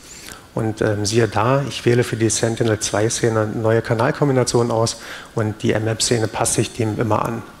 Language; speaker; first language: German; native; German